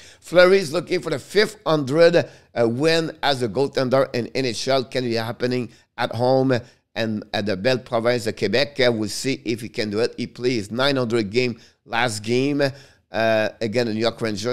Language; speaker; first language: English; non-native, fluent; French